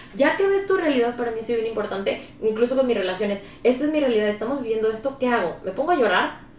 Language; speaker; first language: Spanish; early bilingual, heritage; Spanish